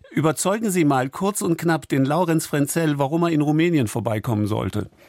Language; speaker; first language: German; native; German